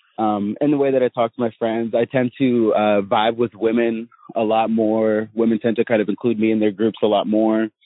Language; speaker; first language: English; native; English